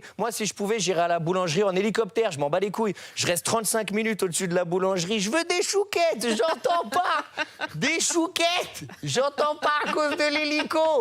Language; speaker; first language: French; native; French